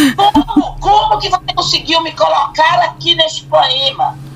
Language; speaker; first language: Portuguese; native; Portuguese